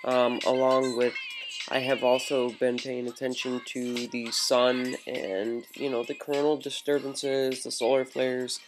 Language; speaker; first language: English; native; English